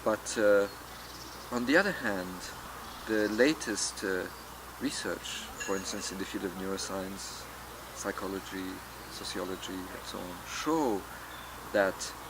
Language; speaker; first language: English; non-native, fluent; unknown